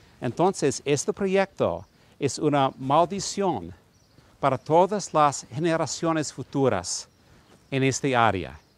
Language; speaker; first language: Spanish; non-native, learner; English